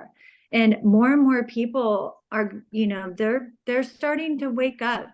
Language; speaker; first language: English; native; English